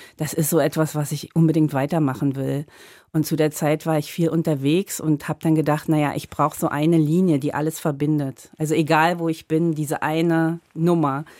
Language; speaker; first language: German; native; German